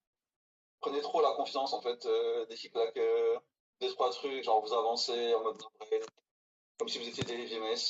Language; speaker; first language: French; native; French